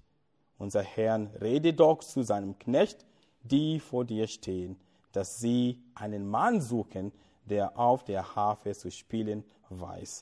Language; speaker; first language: German; non-native, fluent; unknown